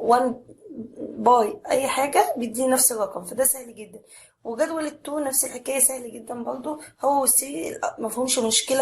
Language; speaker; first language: Arabic; native; Arabic